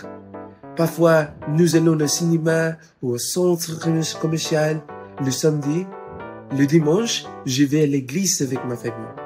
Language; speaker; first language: French; non-native, learner; Filipino